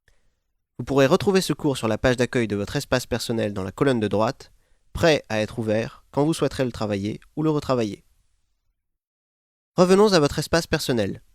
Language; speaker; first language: French; native; French